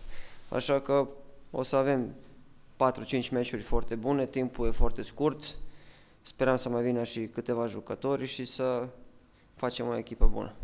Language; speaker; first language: Romanian; non-native, fluent; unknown